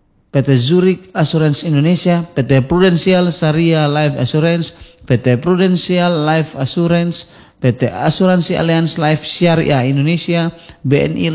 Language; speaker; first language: Indonesian; non-native, local second language; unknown